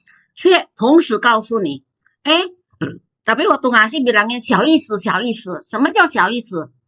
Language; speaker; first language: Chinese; non-native, fluent; Indonesian